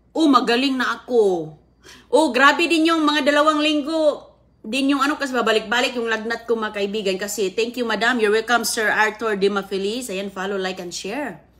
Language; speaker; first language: Filipino; non-native, local second language; Cebuano